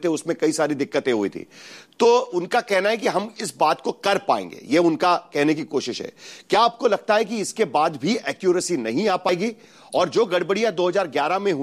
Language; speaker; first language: Hindi; non-native, local second language; Marathi